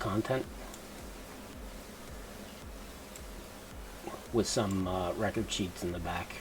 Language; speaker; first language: English; native; English